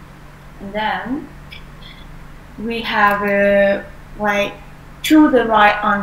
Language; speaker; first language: English; non-native, fluent; Vietnamese